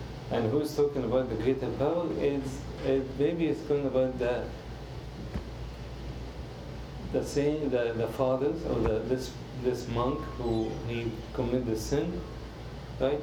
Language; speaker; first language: English; non-native, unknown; Arabic